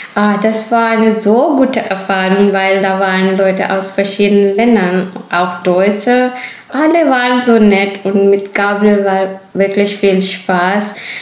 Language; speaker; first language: German; non-native, fluent; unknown